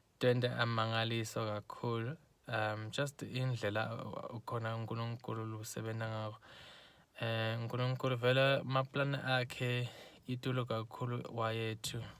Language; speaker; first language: Zulu; non-native, local second language; Swati